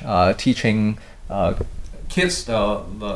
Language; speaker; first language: English; non-native, local second language; Cantonese